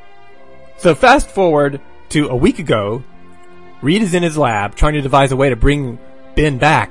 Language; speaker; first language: English; native; English